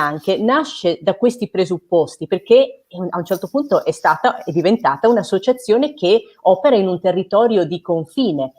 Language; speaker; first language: Italian; native; Italian